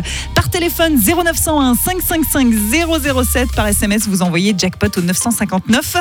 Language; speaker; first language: French; native; French